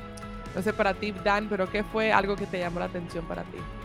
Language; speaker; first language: Spanish; early bilingual, heritage; Spanish